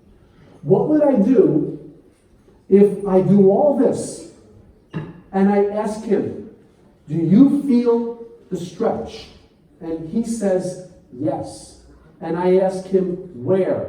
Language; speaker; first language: English; native; English